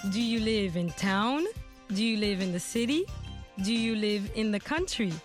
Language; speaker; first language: English; non-native, fluent; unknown